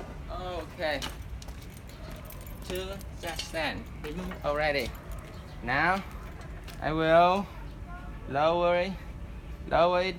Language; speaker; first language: English; non-native, learner; Vietnamese